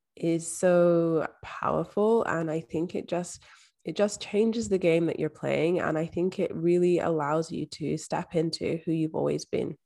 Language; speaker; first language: English; native; English